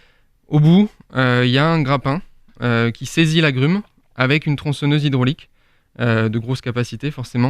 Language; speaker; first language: French; native; French